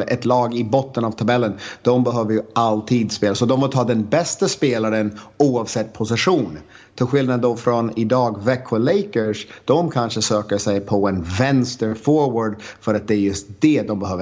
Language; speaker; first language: Swedish; native; Swedish